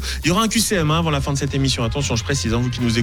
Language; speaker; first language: French; native; French